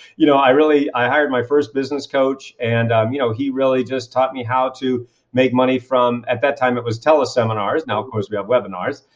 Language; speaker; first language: English; native; English